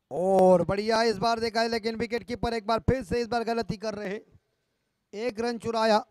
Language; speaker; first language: Hindi; non-native, local second language; Marathi